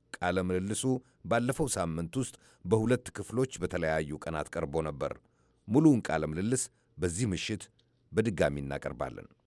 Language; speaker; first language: Amharic; native; Amharic